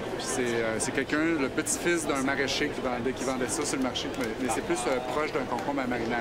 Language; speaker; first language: French; native; French